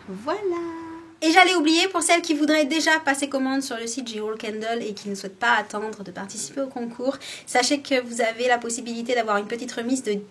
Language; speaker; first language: French; native; French